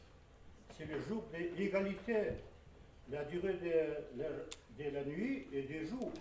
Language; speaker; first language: French; non-native, fluent; Kazakh